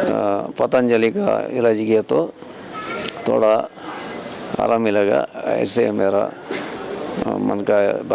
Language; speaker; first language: Hindi; non-native, local second language; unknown